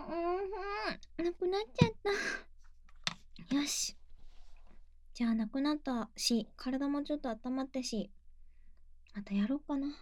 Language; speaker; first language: Japanese; native; Japanese